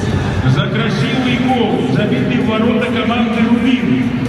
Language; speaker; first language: Russian; native; Russian